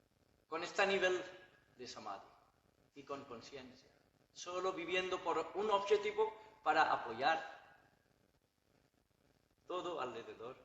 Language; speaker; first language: Spanish; non-native, learner; Bangla